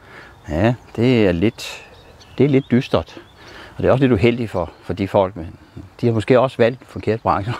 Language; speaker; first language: Danish; native; Danish